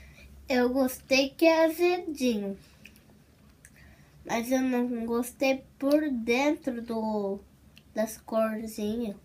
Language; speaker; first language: Portuguese; early bilingual, heritage; Portuguese